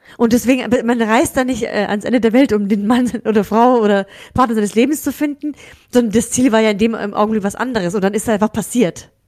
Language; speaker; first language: German; early bilingual, other home language; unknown